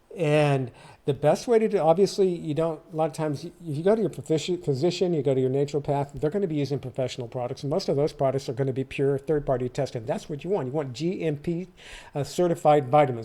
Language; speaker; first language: English; native; English